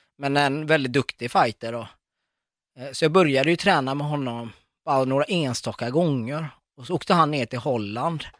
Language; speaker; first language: Swedish; early bilingual, other home language; Arabic